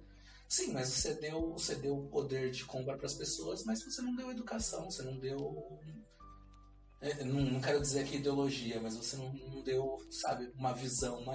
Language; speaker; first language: Portuguese; native; Portuguese